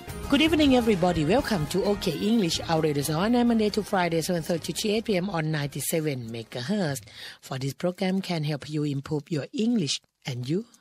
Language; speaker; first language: English; non-native, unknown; Thai